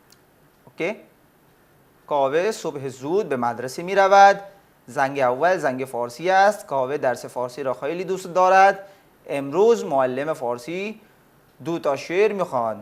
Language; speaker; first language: Persian; non-native, fluent; Urdu